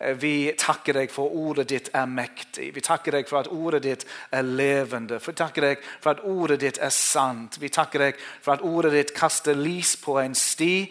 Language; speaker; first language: Norwegian; non-native, fluent; English